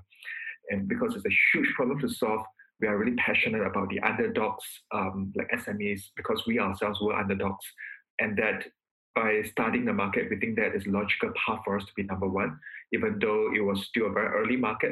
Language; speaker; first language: English; non-native, local second language; Chinese